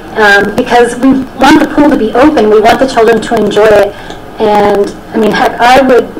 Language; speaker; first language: English; native; English